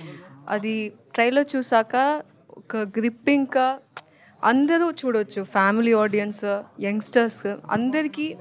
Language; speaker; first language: Telugu; non-native, learner; Tamil